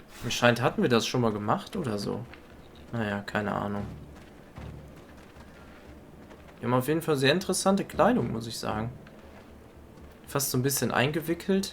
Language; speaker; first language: German; native; German